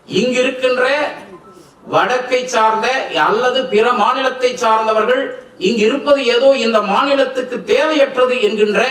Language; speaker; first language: Tamil; non-native, local second language; Telugu